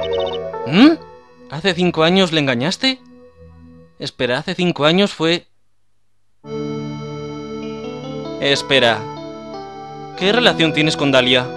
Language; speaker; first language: Spanish; native; Spanish